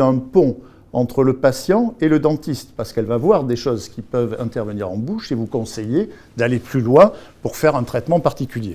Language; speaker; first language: French; native; French